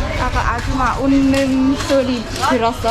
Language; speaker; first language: Korean; non-native, learner; Khmer